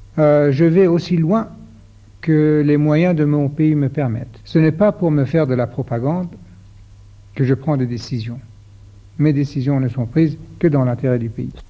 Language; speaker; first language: French; non-native, fluent; Persian